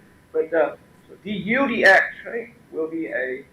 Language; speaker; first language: English; non-native, fluent; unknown